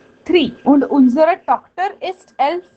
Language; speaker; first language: German; non-native, fluent; Hindi